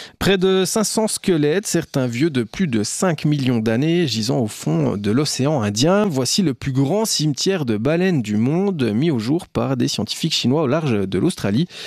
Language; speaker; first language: French; native; French